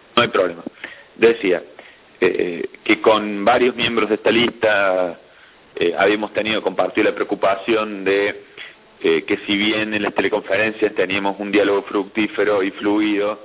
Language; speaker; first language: Spanish; native; Spanish